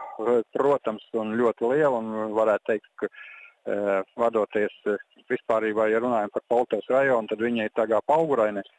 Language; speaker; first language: Latvian; native; Latvian